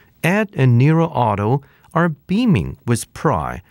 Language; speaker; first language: English; non-native, fluent; Chinese